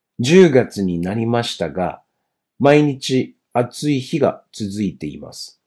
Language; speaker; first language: Japanese; non-native, fluent; Chinese